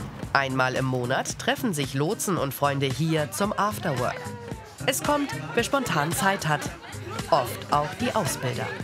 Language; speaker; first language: German; native; German